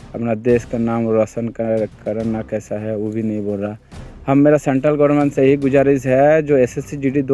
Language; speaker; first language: Hindi; non-native, local second language; Bangla